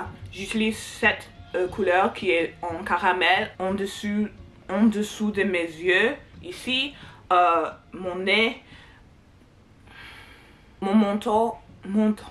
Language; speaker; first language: French; non-native, learner; English